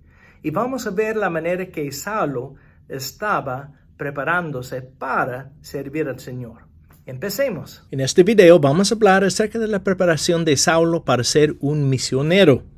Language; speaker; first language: Spanish; non-native, fluent; English